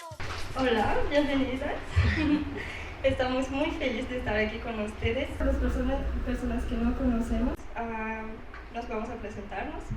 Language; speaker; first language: Spanish; non-native, learner; French